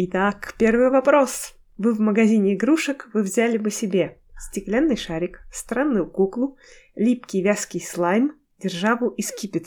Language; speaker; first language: Russian; native; Russian